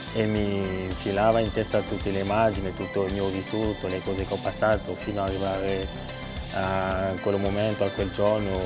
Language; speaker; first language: Italian; non-native, fluent; French